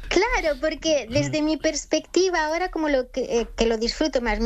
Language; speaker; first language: Spanish; native; Spanish